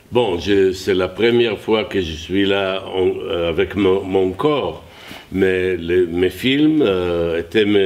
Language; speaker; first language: French; non-native, learner; Hebrew